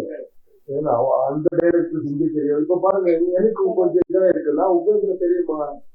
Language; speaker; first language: Tamil; non-native, learner; Kannada